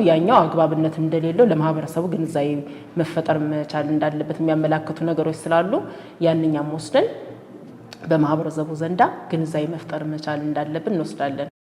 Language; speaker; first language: Amharic; native; Amharic